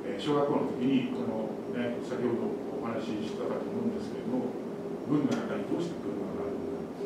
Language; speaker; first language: Japanese; native; Japanese